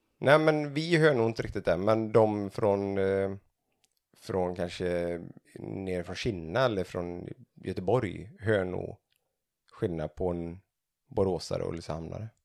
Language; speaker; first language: Swedish; native; Swedish